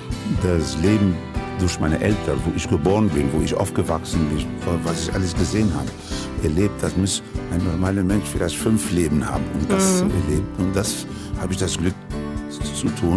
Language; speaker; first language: German; non-native, fluent; Spanish